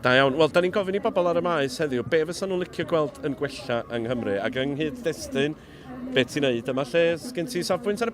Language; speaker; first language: Welsh; native; Welsh